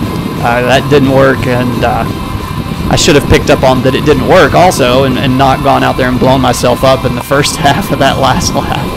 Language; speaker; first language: English; native; English